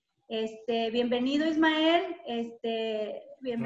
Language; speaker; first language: Spanish; native; Spanish